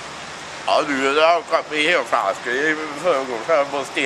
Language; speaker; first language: Swedish; native; Swedish